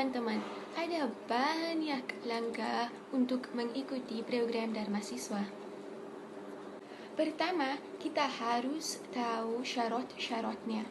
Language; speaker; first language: Indonesian; non-native, learner; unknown